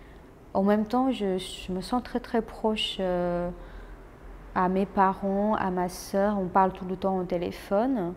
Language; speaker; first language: French; non-native, fluent; Chinese